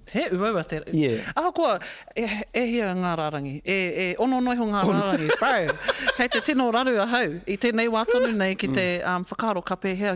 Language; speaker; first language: Māori; non-native, local second language; English